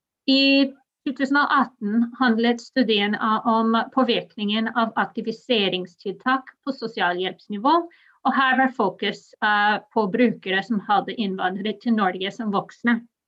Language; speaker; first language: Norwegian; non-native, fluent; English